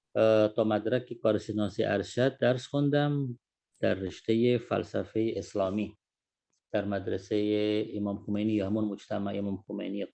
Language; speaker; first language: Persian; non-native, fluent; Indonesian